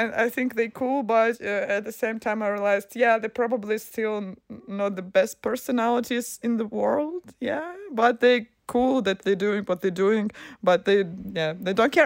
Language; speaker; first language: English; non-native, fluent; Ukrainian